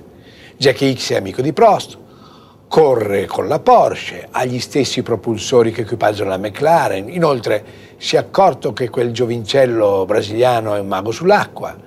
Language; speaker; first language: Italian; native; Italian